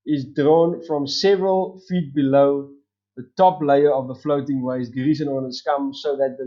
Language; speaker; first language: English; non-native, local second language; Afrikaans